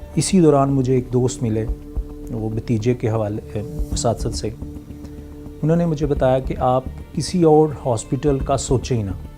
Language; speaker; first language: Urdu; non-native, local second language; Punjabi